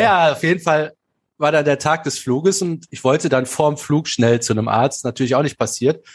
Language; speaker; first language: German; native; German